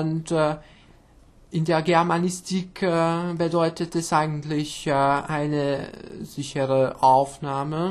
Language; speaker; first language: German; non-native, local second language; Hungarian